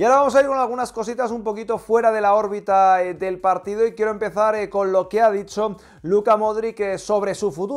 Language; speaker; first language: Spanish; native; Spanish